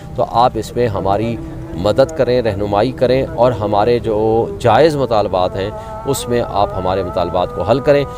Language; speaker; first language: Urdu; non-native, local second language; Saraiki